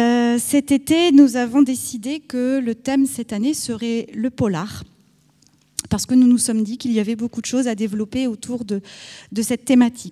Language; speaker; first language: French; native; French